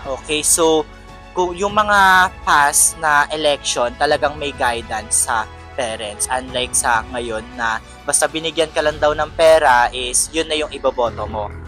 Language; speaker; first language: Filipino; native; Filipino